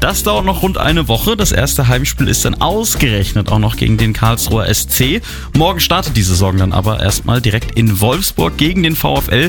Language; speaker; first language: German; native; German